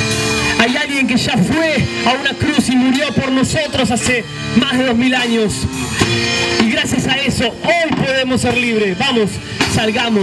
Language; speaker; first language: Spanish; native; Spanish